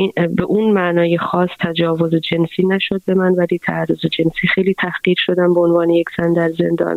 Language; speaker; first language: Persian; non-native, local second language; Central Kurdish